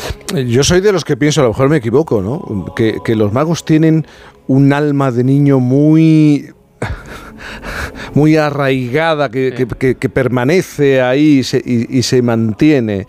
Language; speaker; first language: Spanish; native; Spanish